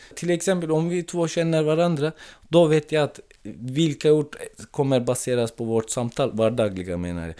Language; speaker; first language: Swedish; non-native, fluent; Turkish